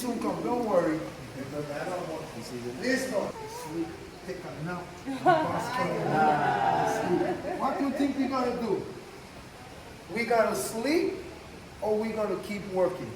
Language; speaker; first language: English; non-native, local second language; Spanish